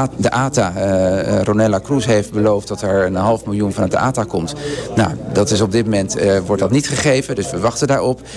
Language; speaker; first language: Dutch; non-native, local second language; Papiamento